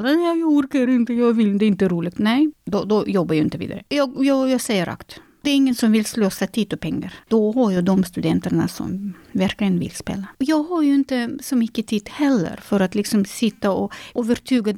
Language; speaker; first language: Swedish; non-native, fluent; Russian